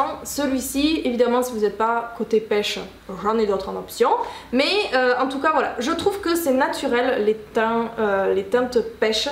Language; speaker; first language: French; native; French